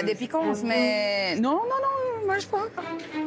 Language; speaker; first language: French; non-native, fluent; Portuguese